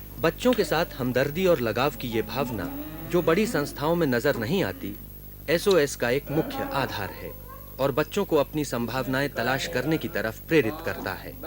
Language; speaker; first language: Hindi; native; Hindi